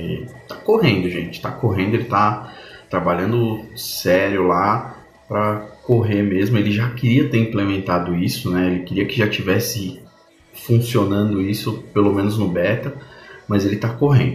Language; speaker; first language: Portuguese; native; Portuguese